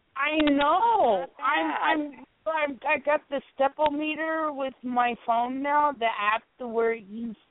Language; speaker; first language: English; native; English